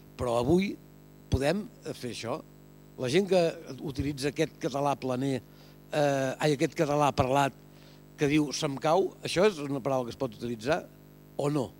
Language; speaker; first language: Catalan; native; Catalan